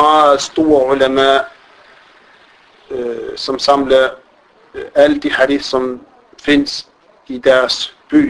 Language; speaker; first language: Danish; non-native, fluent; Arabic